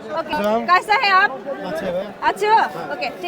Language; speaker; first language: Hindi; non-native, learner; Bangla